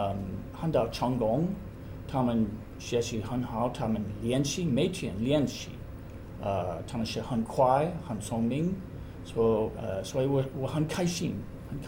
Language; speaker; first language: Chinese; non-native, learner; English